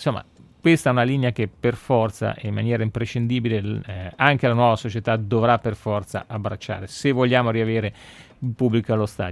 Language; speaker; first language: Italian; native; Italian